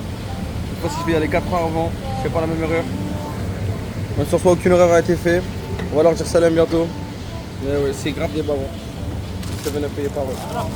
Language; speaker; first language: French; native; French